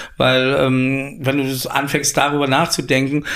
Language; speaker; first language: German; native; German